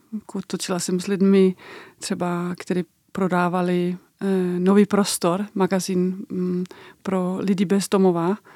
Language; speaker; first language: Czech; non-native, fluent; Danish